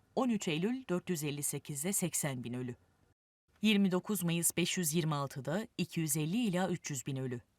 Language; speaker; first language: Turkish; native; Turkish